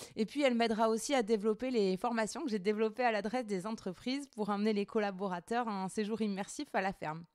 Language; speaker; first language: French; native; French